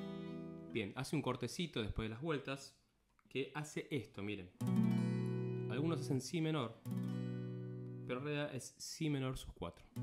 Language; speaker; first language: Spanish; native; Spanish